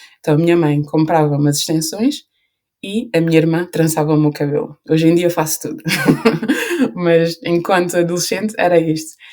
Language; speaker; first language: Portuguese; early bilingual, other home language; Upper Guinea Crioulo